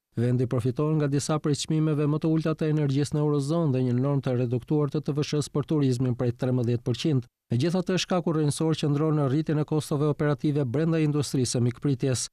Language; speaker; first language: Albanian; native; Albanian